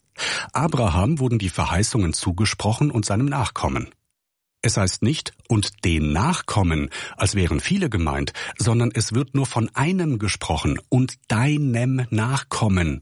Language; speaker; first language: German; native; German